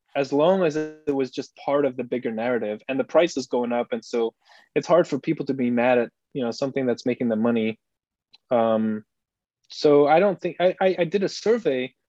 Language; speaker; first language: English; non-native, fluent; Dutch